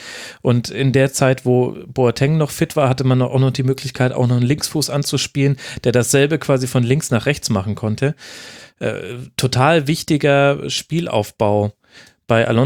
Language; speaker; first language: German; native; German